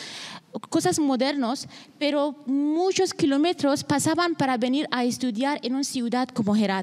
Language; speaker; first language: Spanish; non-native, learner; Persian